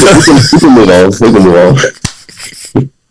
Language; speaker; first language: English; native; English